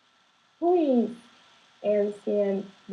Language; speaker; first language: English; non-native, learner; Portuguese